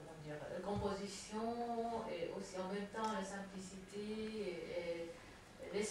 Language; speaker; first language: French; non-native, fluent; Japanese